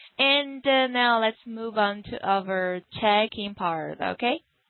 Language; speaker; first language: English; non-native, fluent; Chinese